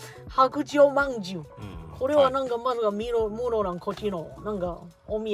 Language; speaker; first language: Japanese; non-native, learner; Chinese